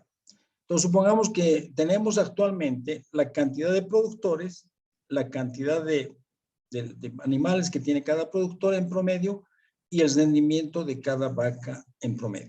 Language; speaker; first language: Spanish; native; Spanish